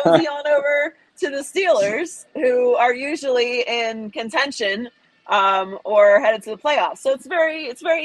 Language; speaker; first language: English; native; English